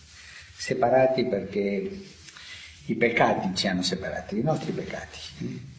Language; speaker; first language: Italian; early bilingual, heritage; Italian